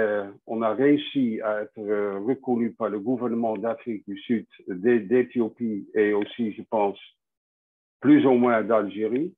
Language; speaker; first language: French; non-native, fluent; Dutch